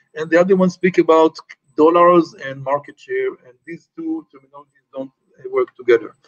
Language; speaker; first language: English; non-native, fluent; Hebrew